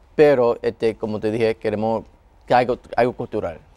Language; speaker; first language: Spanish; early bilingual, heritage; Spanish